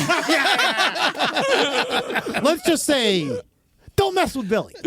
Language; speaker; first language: English; native; English